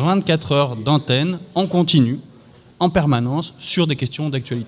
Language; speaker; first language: French; native; French